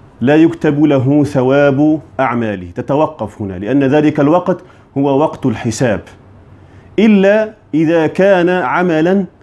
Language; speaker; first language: Arabic; native; Arabic